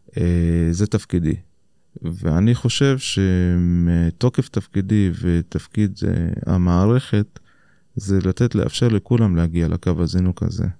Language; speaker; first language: Hebrew; non-native, local second language; Arabic